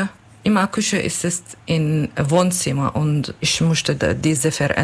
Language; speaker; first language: German; non-native, learner; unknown